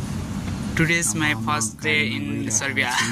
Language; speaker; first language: English; non-native, learner; Nepali